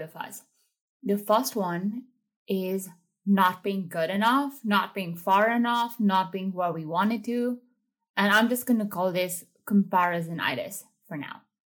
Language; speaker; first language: English; non-native, local second language; Hindi